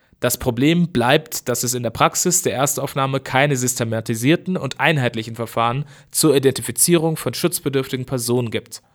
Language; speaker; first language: German; native; German